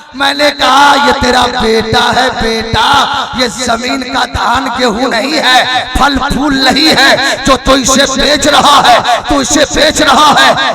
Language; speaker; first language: Hindi; non-native, local second language; Urdu